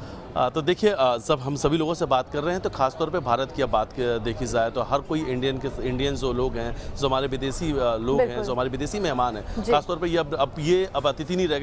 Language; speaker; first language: Hindi; native; Hindi